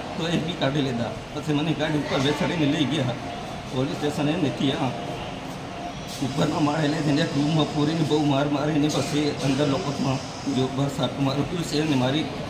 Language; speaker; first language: Gujarati; non-native, local second language; Bhili